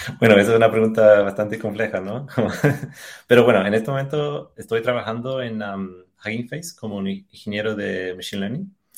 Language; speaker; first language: Spanish; early bilingual, heritage; English